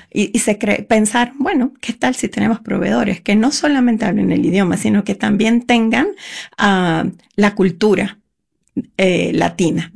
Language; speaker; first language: Spanish; native; Spanish